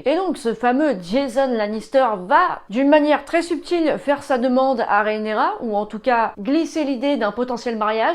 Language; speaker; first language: French; native; French